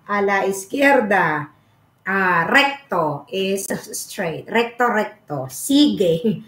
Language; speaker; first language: Spanish; non-native, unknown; Filipino